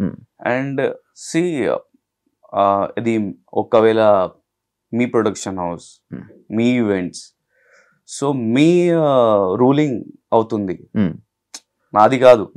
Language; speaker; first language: Telugu; non-native, local second language; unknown